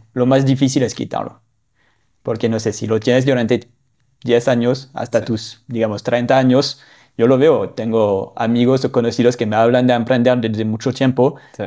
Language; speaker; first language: Spanish; non-native, fluent; French